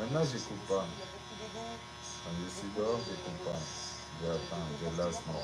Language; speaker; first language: French; non-native, learner; Portuguese